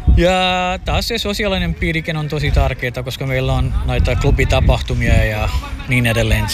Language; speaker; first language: Finnish; non-native, fluent; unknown